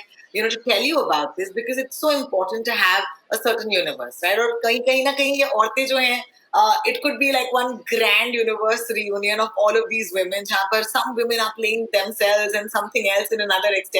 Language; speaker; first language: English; non-native, local second language; Hindi